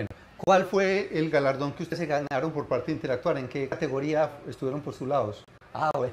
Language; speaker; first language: Spanish; native; Spanish